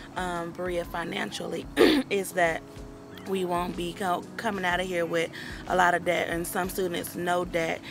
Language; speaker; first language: English; native; English